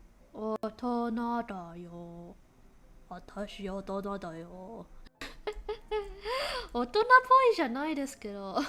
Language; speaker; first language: Japanese; non-native, learner; English